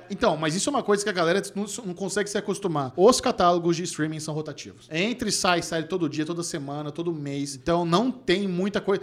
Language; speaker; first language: Portuguese; native; Portuguese